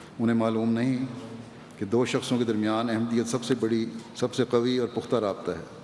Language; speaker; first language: Urdu; native; Urdu